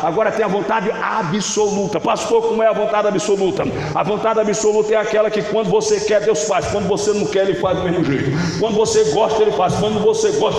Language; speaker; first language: Portuguese; native; Portuguese